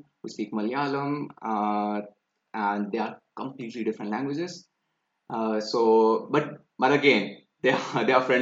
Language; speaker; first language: English; non-native, local second language; Hindi